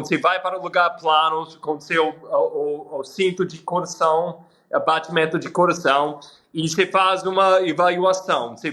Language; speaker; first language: Portuguese; non-native, fluent; English